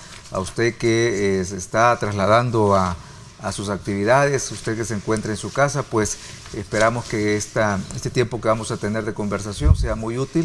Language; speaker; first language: Spanish; native; Spanish